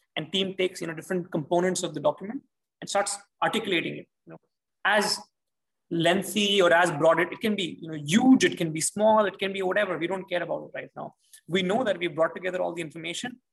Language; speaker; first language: English; non-native, local second language; Hindi